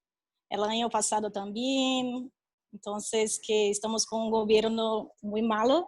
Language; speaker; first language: Spanish; non-native, fluent; Portuguese